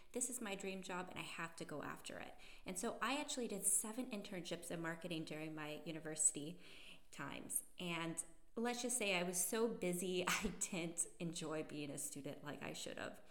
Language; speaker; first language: English; native; English